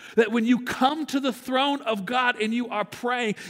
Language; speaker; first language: English; native; English